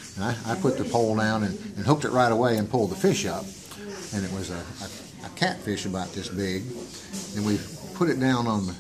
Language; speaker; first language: English; native; English